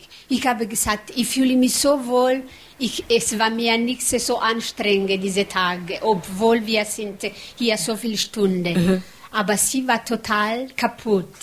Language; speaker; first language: German; non-native, learner; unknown